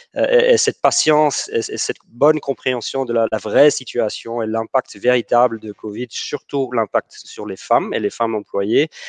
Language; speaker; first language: French; non-native, fluent; English